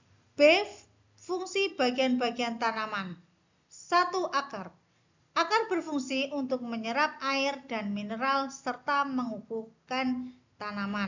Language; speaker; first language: Indonesian; native; Indonesian